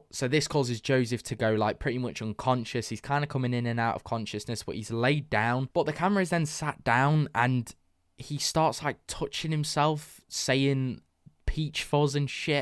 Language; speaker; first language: English; native; English